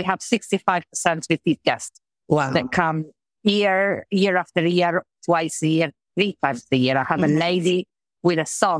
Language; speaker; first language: English; non-native, fluent; Italian